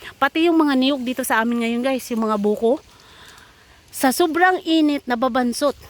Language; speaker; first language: Filipino; non-native, local second language; Cebuano